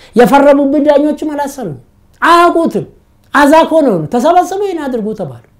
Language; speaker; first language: Amharic; non-native, local second language; Oromo